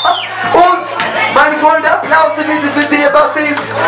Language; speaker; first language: German; non-native, learner; Swedish